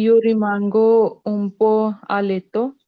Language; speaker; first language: Italian; non-native, learner; Punjabi